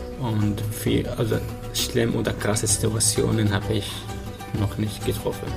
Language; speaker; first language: German; non-native, learner; Arabic